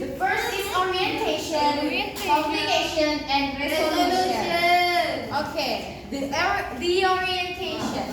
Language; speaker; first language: English; non-native, learner; Indonesian